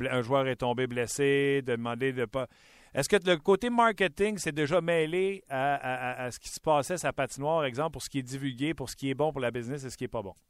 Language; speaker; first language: French; native; French